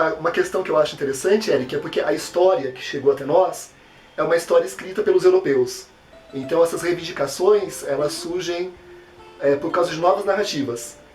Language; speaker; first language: Portuguese; native; Portuguese